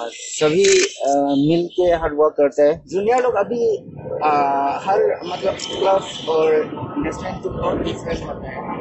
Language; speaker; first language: Hindi; non-native, local second language; Manipuri